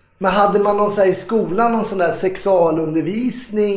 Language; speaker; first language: Swedish; native; Swedish